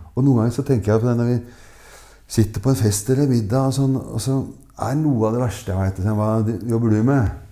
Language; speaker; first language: Norwegian; native; Norwegian